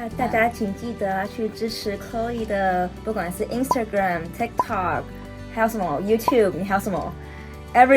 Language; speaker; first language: Chinese; native; Chinese